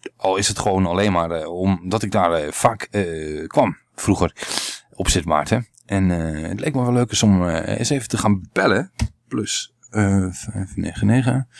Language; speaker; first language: Dutch; native; Dutch